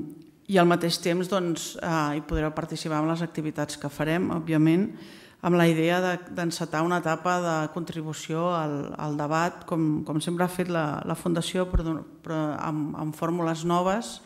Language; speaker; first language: Catalan; native; Catalan